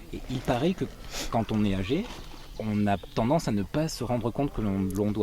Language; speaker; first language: French; native; French